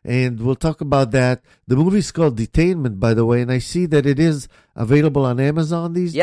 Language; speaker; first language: English; native; English